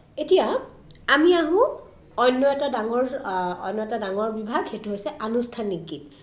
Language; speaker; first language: Assamese; native; Assamese